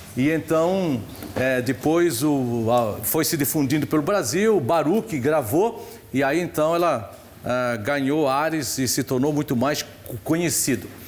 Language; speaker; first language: Portuguese; native; Portuguese